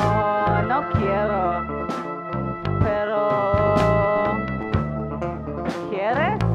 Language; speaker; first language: Spanish; non-native, learner; Hebrew